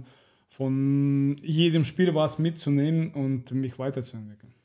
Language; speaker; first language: German; non-native, fluent; Russian